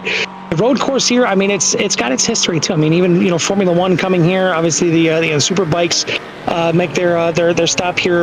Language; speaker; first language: English; native; English